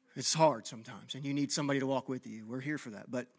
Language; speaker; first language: English; native; English